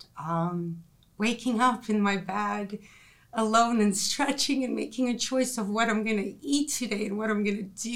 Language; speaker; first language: English; non-native, fluent; Ukrainian